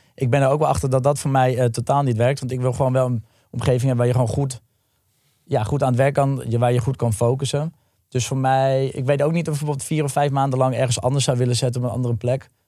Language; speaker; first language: Dutch; native; Dutch